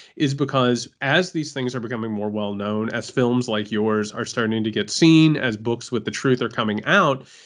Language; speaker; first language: English; native; English